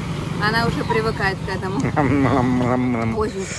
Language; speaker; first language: Russian; native; Russian